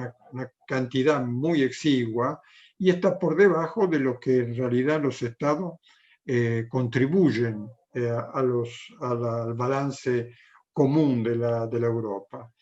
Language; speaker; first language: Spanish; non-native, fluent; Italian